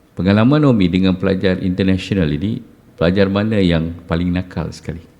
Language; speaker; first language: Malay; native; Malay